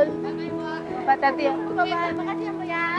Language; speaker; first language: Indonesian; non-native, local second language; Javanese